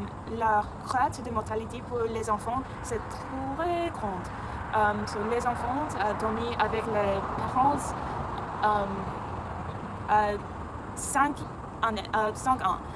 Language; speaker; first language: French; non-native, learner; English